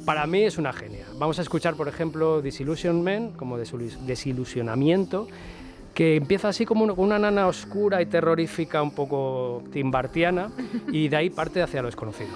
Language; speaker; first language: Spanish; native; Spanish